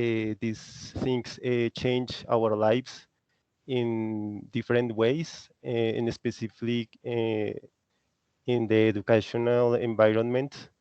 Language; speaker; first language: English; non-native, learner; Spanish